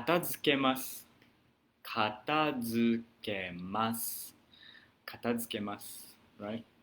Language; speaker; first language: Japanese; non-native, fluent; English